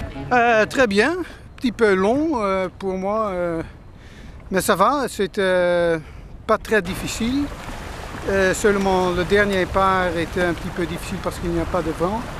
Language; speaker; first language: French; non-native, learner; Dutch